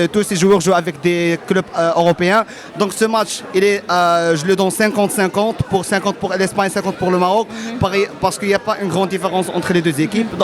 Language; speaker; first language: French; non-native, local second language; Arabic